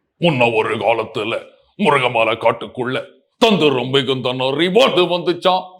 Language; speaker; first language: Tamil; native; Tamil